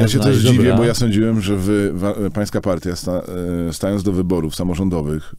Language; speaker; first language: Polish; native; Polish